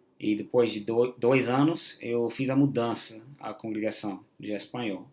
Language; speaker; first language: Portuguese; non-native, fluent; English